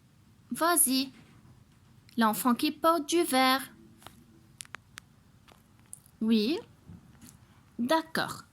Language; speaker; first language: French; non-native, local second language; Arabic